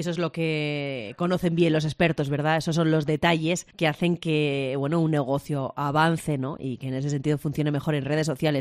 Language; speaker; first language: Spanish; native; Spanish